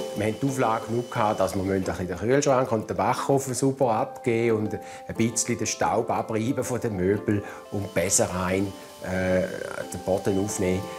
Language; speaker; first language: German; native; German